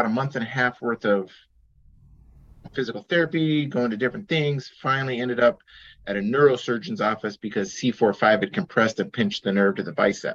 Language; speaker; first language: English; native; English